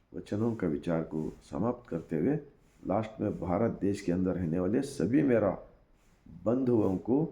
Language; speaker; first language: Hindi; non-native, local second language; Kannada